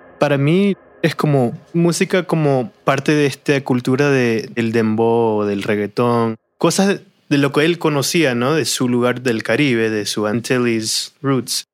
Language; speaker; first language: Spanish; early bilingual, heritage; Spanish